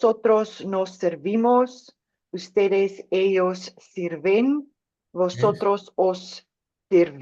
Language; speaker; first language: Spanish; non-native, learner; English